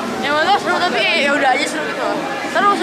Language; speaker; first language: Indonesian; native; Indonesian